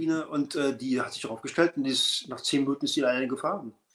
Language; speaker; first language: German; native; German